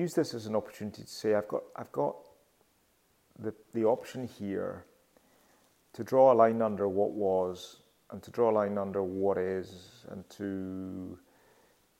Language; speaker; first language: English; native; English